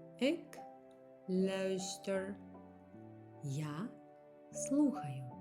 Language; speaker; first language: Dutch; non-native, fluent; Ukrainian